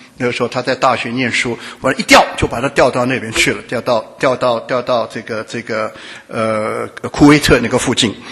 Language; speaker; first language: Chinese; non-native, local second language; Hakka Chinese